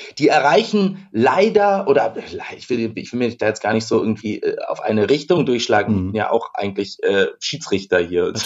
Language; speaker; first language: German; native; German